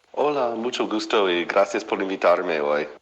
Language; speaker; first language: Spanish; non-native, fluent; English